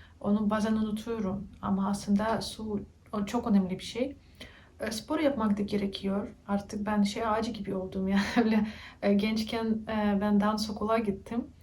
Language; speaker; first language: Turkish; non-native, learner; Russian